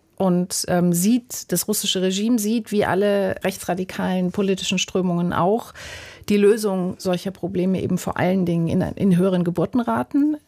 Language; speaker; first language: German; native; German